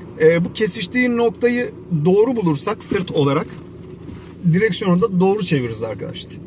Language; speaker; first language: Turkish; native; Turkish